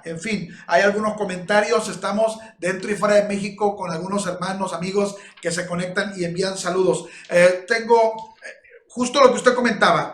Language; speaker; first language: Spanish; native; Spanish